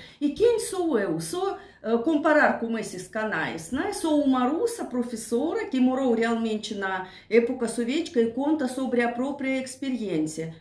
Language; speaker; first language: Portuguese; non-native, learner; Russian